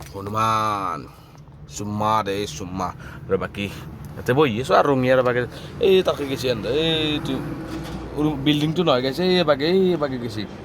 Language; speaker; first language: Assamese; native; Assamese